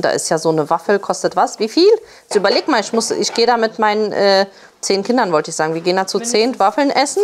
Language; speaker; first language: German; early bilingual, other home language; Polish